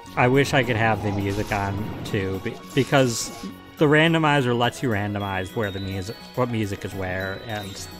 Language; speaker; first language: English; native; English